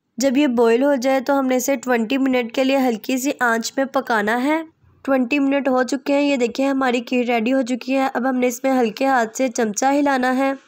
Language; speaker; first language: Urdu; native; Urdu